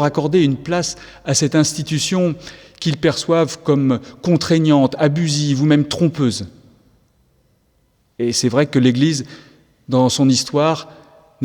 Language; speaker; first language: French; native; French